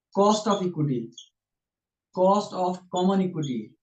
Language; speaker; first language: English; non-native, local second language; Nepali